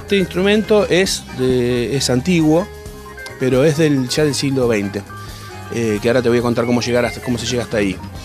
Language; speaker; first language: Spanish; native; Spanish